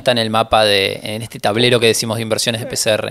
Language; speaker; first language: Spanish; native; Spanish